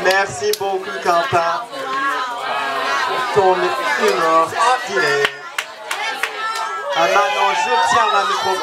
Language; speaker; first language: French; non-native, learner; English